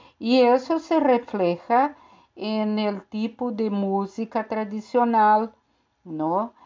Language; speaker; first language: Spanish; non-native, fluent; Portuguese